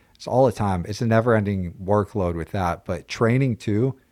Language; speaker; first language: English; native; English